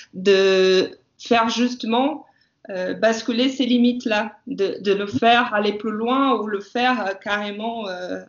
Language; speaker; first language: French; non-native, fluent; Portuguese